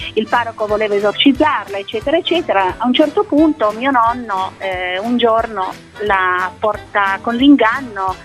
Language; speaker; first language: Italian; native; Italian